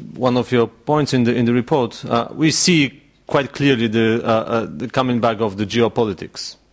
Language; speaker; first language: English; non-native, fluent; Polish